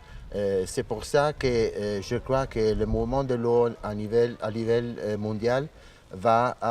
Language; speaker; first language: French; non-native, learner; Italian